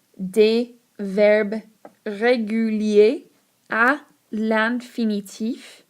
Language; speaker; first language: French; non-native, fluent; English